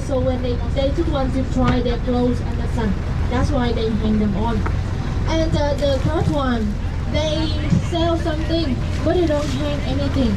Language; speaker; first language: English; non-native, fluent; Vietnamese